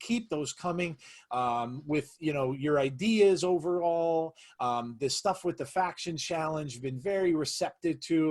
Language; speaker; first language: English; native; English